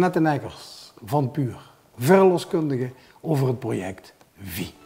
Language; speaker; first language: Dutch; native; Dutch